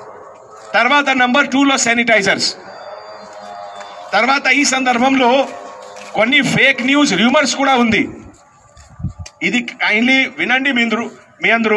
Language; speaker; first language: Telugu; non-native, fluent; Hindi